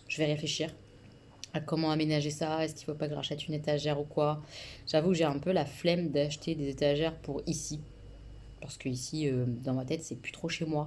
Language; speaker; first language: French; native; French